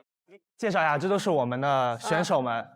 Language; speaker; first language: Chinese; native; Chinese